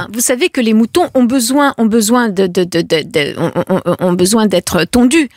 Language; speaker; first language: French; native; French